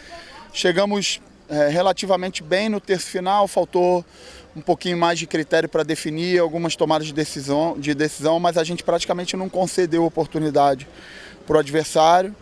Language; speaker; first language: Portuguese; native; Portuguese